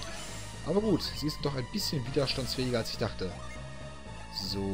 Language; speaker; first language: German; native; German